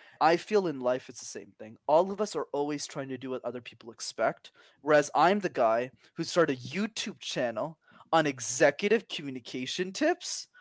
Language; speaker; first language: English; early bilingual, other home language; Tamil